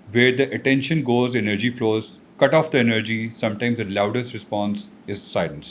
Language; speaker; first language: English; non-native, local second language; Urdu